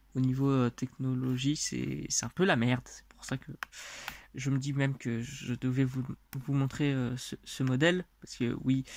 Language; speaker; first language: French; non-native, fluent; Russian